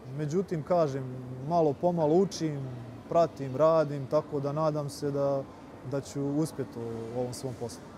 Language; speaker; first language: Serbian; native; Serbian